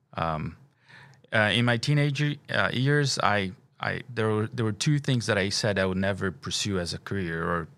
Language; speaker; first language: English; non-native, fluent; Portuguese